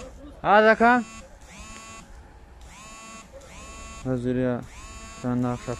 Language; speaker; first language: Arabic; non-native, learner; Tajik